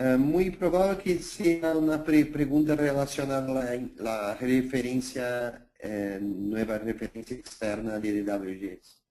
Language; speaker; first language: Spanish; non-native, fluent; Portuguese